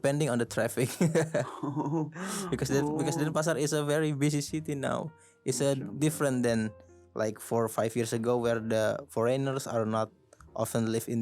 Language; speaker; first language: English; non-native, learner; Indonesian